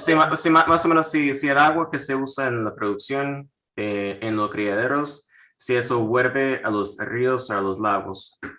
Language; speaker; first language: Spanish; non-native, fluent; English